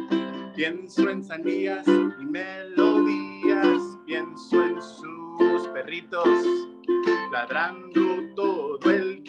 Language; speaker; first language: Spanish; early bilingual, other home language; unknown